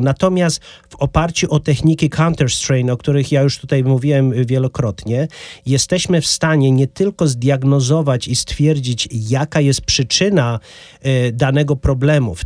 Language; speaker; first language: Polish; native; Polish